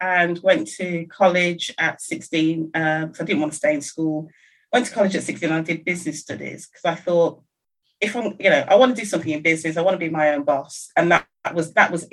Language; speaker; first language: English; native; English